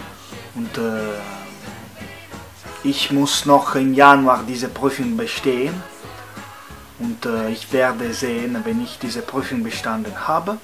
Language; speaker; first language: German; non-native, fluent; Italian